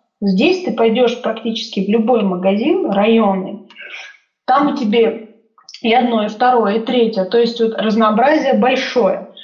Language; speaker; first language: Russian; native; Russian